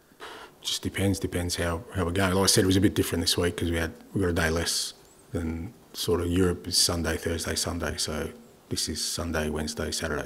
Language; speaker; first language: English; native; English